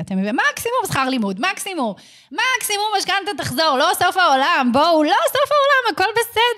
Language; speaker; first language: Hebrew; native; Hebrew